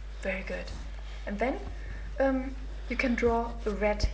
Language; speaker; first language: English; non-native, fluent; German